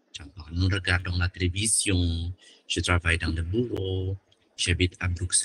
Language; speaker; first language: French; non-native, learner; Indonesian